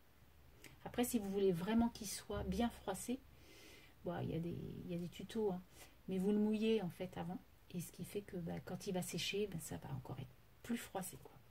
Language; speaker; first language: French; native; French